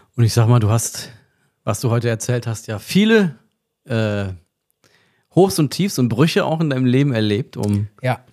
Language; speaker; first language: German; native; German